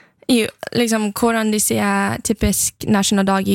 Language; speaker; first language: Norwegian; non-native, learner; English